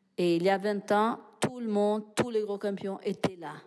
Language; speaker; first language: French; non-native, fluent; Italian